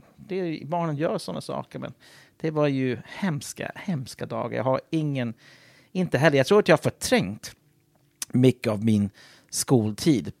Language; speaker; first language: Swedish; non-native, fluent; English